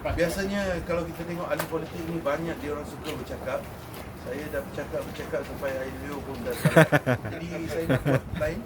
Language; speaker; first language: Malay; non-native, local second language; Tamil